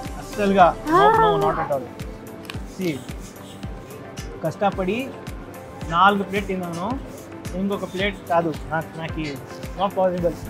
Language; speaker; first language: Telugu; non-native, learner; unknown